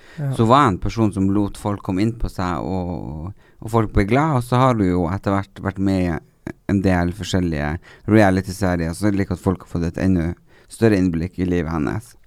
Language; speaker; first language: Norwegian; native; Norwegian